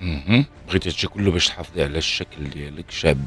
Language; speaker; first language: Arabic; native; Arabic